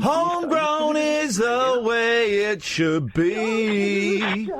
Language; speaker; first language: English; native; English